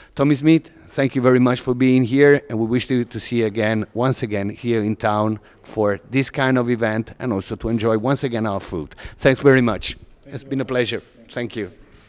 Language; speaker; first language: English; non-native, fluent; Italian